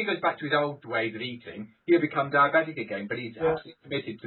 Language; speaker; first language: English; native; English